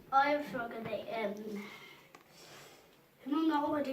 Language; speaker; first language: Swedish; early bilingual, other home language; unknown